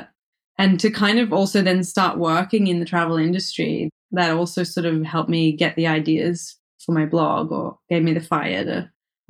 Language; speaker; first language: English; native; English